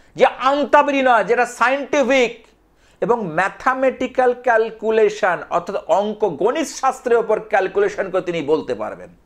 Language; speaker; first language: Bangla; native; Bangla